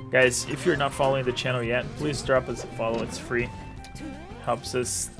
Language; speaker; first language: English; non-native, fluent; Portuguese